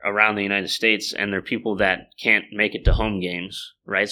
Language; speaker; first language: English; native; English